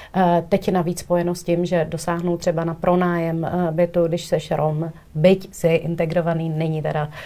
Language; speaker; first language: Czech; native; Czech